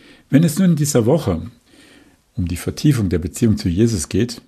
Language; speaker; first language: German; native; German